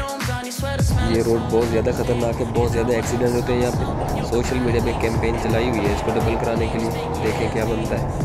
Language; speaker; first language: Urdu; non-native, local second language; Saraiki